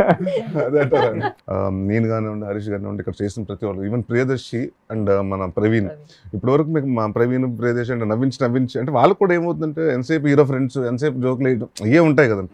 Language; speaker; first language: Telugu; native; Telugu